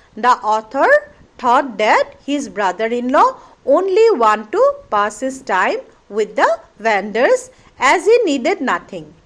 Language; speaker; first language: English; non-native, local second language; Assamese